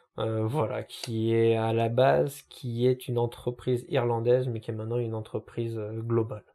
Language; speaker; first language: French; native; French